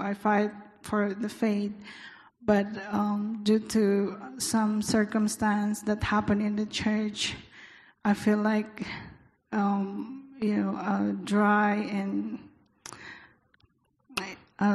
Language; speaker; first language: English; non-native, local second language; Iloko